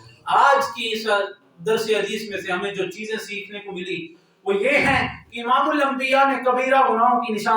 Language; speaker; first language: Urdu; native; Urdu